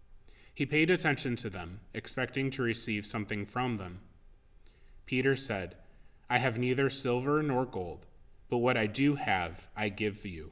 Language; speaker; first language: English; native; English